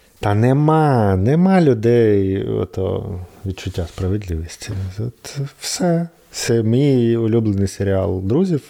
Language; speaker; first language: Ukrainian; native; Ukrainian